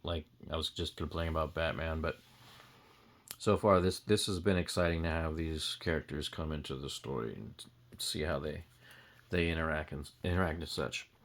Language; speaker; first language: English; native; English